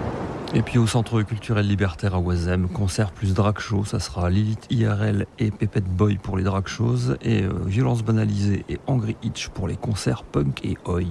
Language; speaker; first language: French; native; French